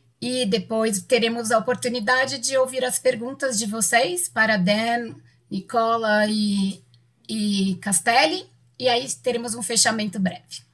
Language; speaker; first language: Portuguese; native; Portuguese